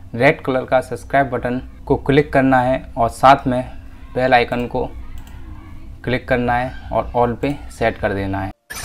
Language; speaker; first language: Hindi; native; Hindi